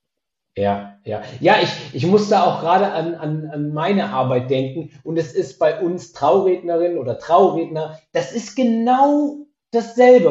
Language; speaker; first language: German; native; German